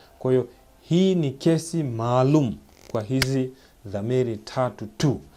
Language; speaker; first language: Swahili; native; Swahili